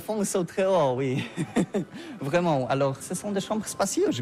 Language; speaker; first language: French; non-native, learner; Polish